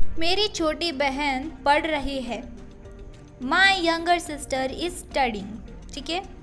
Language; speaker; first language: Hindi; native; Hindi